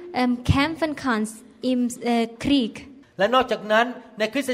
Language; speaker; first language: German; non-native, learner; Thai